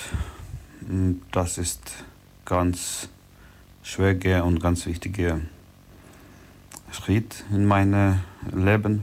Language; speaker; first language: German; non-native, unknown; Russian